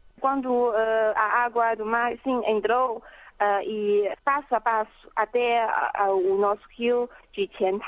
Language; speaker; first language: Portuguese; non-native, fluent; Chinese